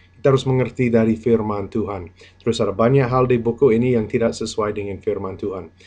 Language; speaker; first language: Indonesian; non-native, fluent; English